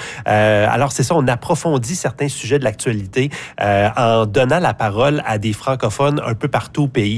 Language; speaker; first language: French; native; French